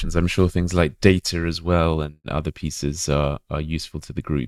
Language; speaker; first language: English; native; English